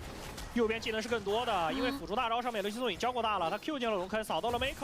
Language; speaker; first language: Chinese; native; Chinese